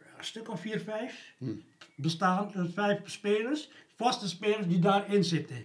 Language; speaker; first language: Dutch; early bilingual, other home language; Malay